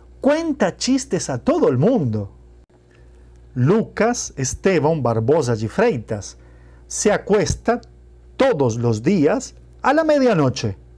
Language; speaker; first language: Spanish; non-native, fluent; Portuguese